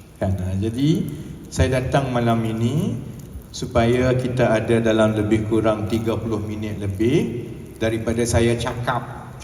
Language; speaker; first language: Malay; native; Malay